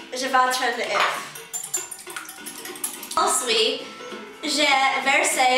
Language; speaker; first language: French; non-native, learner; English